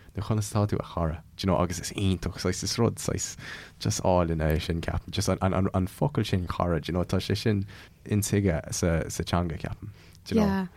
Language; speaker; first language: Irish; non-native, local second language; English